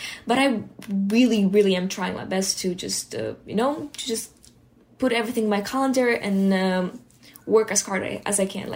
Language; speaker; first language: English; early bilingual, other home language; Hebrew